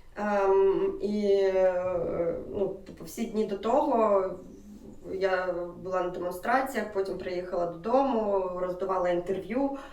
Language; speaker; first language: Ukrainian; non-native, local second language; Russian